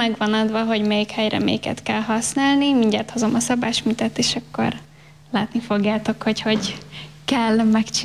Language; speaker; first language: Hungarian; native; Hungarian